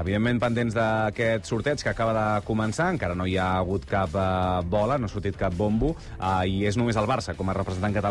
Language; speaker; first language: Catalan; native; Catalan